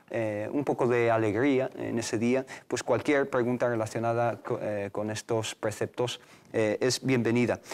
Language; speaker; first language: Spanish; native; Spanish